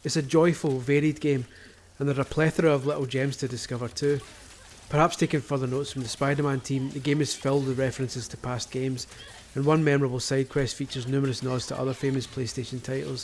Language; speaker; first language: English; native; English